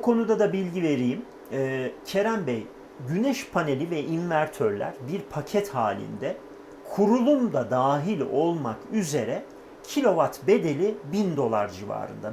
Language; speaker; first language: Turkish; native; Turkish